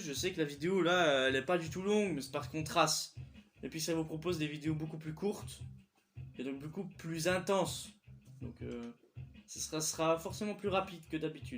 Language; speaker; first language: French; native; French